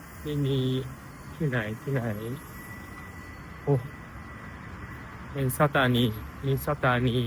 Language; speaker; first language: Thai; non-native, learner; Japanese